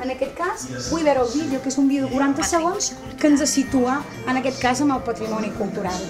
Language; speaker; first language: Catalan; native; Catalan